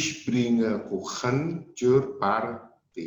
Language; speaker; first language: German; non-native, fluent; Indonesian